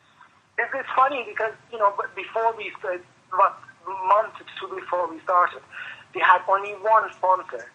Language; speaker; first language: English; non-native, fluent; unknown